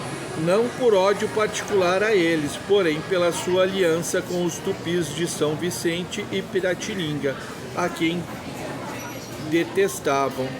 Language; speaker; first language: Portuguese; native; Portuguese